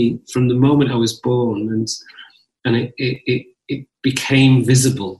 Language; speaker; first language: English; native; English